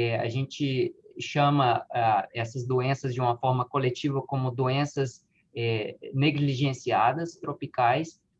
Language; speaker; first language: Portuguese; native; Portuguese